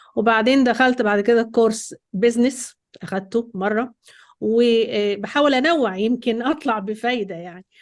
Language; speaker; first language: Egyptian Arabic; native; Egyptian Arabic